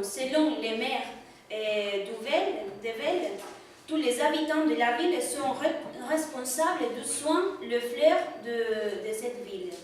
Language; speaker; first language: French; non-native, learner; Spanish